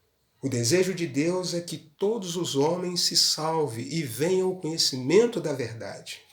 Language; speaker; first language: Portuguese; native; Portuguese